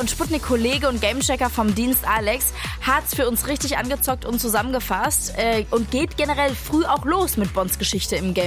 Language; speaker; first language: German; native; German